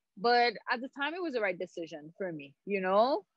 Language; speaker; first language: English; non-native, fluent; Haitian Creole